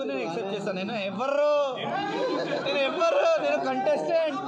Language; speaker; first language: Telugu; non-native, learner; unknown